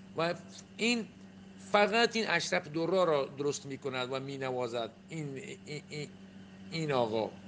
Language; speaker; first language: Persian; non-native, local second language; Baluchi